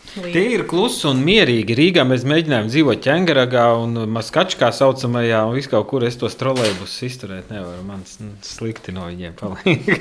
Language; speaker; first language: Latvian; native; Latvian